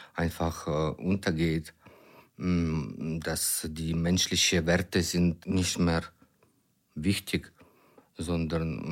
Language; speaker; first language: German; non-native, fluent; Ukrainian